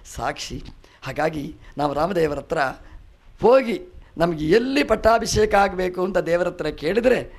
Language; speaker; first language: Kannada; non-native, local second language; Tulu